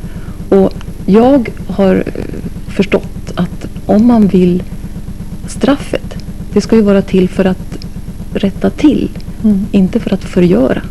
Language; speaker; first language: Swedish; native; Swedish